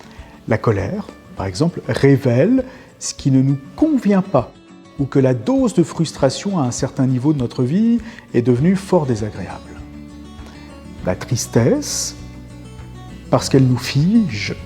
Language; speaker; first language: French; native; French